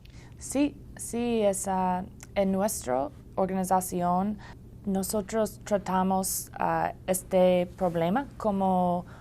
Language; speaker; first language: Spanish; non-native, learner; English